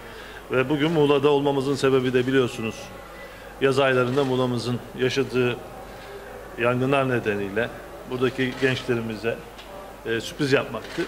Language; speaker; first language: Turkish; native; Turkish